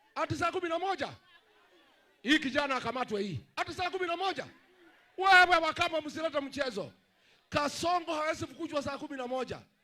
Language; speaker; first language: Swahili; non-native, local second language; Kikuyu